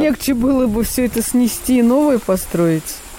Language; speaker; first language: Russian; native; Russian